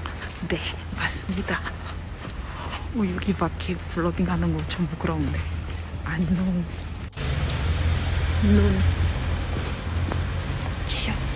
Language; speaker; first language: Korean; non-native, fluent; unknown